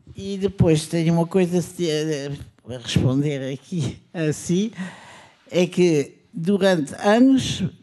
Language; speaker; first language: Portuguese; non-native, fluent; French